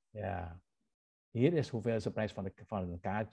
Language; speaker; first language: Dutch; non-native, learner; Indonesian